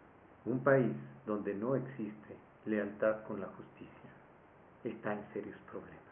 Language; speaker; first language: Spanish; native; Spanish